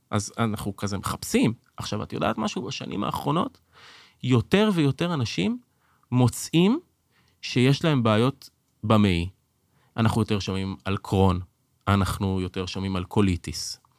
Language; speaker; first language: Hebrew; native; Hebrew